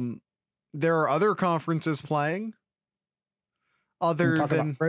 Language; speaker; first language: English; native; English